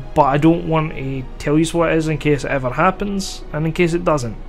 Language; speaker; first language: English; native; English